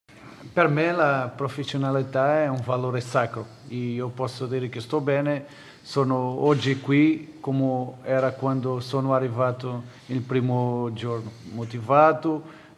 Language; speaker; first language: Italian; non-native, fluent; Portuguese